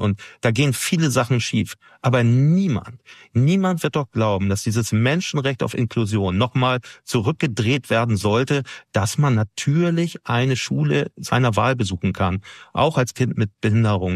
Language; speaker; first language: German; native; German